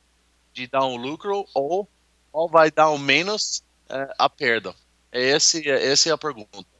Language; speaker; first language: Portuguese; non-native, learner; English